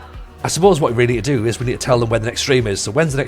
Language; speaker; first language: English; native; English